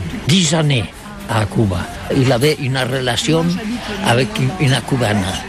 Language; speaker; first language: French; non-native, learner; Catalan